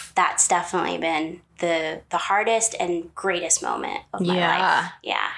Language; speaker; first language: English; native; English